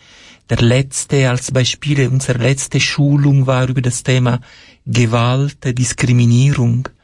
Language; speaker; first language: German; non-native, fluent; Italian